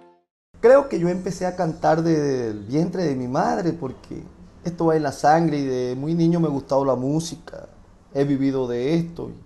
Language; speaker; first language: Spanish; native; Spanish